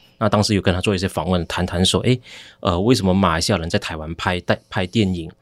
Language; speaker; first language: Chinese; native; Chinese